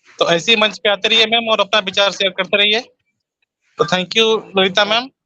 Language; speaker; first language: Hindi; native; Hindi